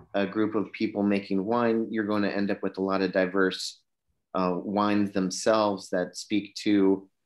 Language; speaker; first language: English; native; English